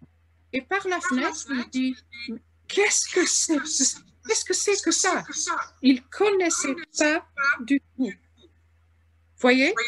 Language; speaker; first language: French; non-native, fluent; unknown